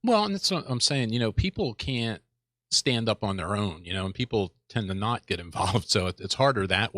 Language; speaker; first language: English; native; English